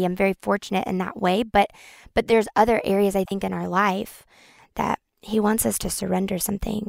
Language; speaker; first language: English; native; English